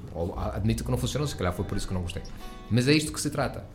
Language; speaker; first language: Portuguese; early bilingual, heritage; Spanish